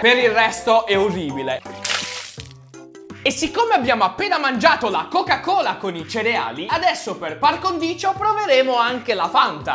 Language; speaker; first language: Italian; native; Italian